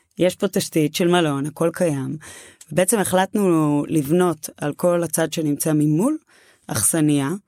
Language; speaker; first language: Hebrew; native; Hebrew